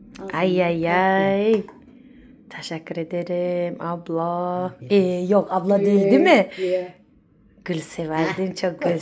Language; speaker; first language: Turkish; non-native, learner; Persian